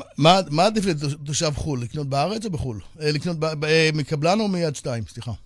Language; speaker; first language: Hebrew; native; Hebrew